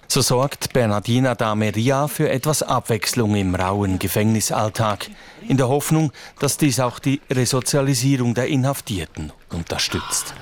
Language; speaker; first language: German; native; German